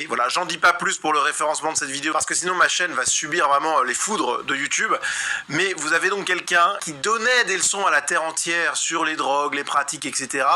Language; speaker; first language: French; native; French